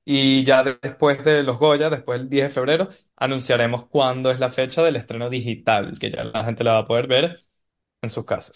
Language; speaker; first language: Spanish; native; Spanish